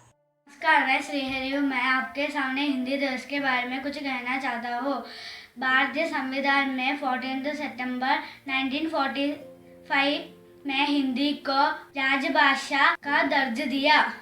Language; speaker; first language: Hindi; non-native, local second language; Malayalam